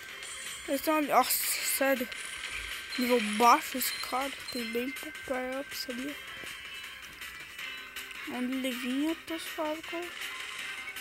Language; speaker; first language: Portuguese; native; Portuguese